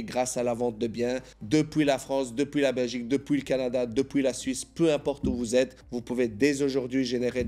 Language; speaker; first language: French; native; French